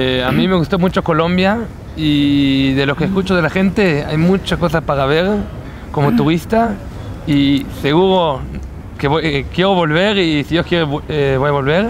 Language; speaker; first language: Spanish; non-native, fluent; Hebrew